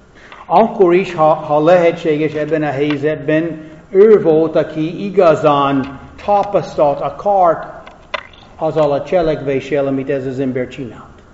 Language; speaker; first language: Hungarian; non-native, fluent; English